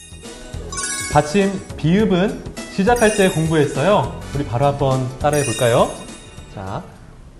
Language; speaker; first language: Korean; native; Korean